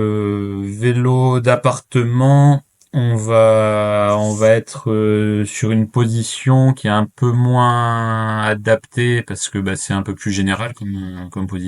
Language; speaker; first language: French; native; French